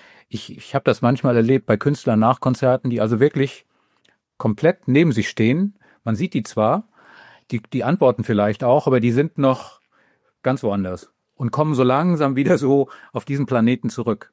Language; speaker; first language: German; native; German